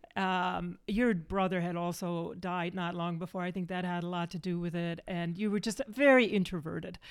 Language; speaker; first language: English; early bilingual, other home language; German